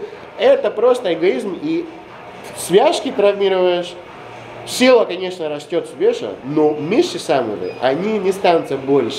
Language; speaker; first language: Russian; non-native, fluent; Greek